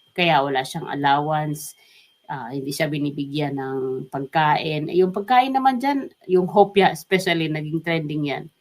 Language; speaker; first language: Filipino; non-native, local second language; Waray